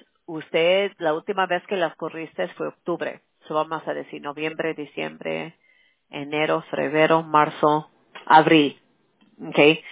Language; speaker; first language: Spanish; early bilingual, heritage; Spanish